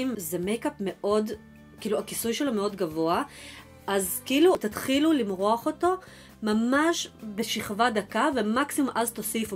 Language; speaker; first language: Hebrew; early bilingual, other home language; Russian